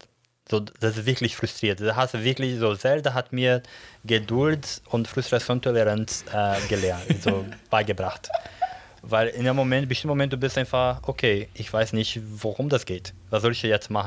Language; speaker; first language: German; non-native, fluent; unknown